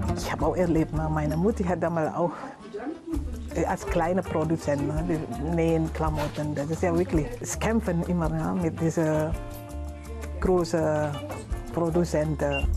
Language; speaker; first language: German; non-native, learner; Indonesian